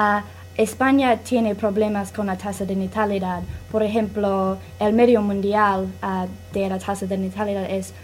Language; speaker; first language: Spanish; non-native, learner; English